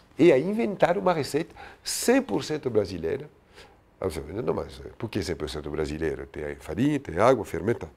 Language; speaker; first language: Portuguese; non-native, fluent; French